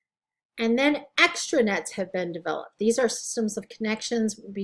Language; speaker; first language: English; native; English